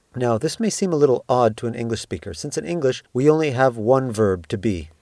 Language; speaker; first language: English; native; English